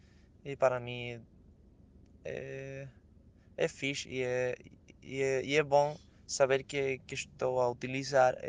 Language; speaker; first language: Portuguese; non-native, fluent; Spanish